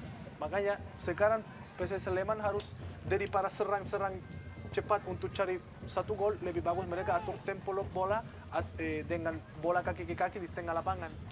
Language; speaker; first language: Indonesian; non-native, fluent; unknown